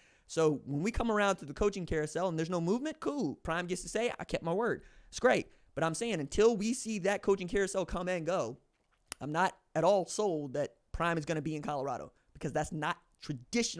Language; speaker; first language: English; native; English